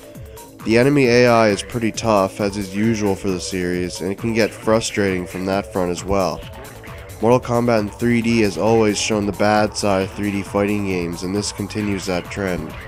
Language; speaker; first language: English; native; English